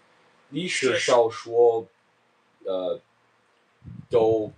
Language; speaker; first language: Chinese; non-native, learner; English